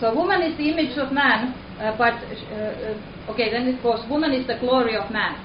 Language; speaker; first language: English; non-native, fluent; Finnish